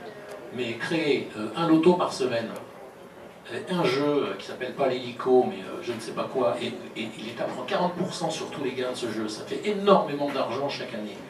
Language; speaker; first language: French; native; French